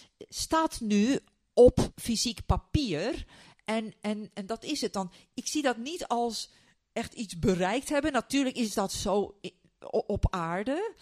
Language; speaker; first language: Dutch; non-native, fluent; Turkish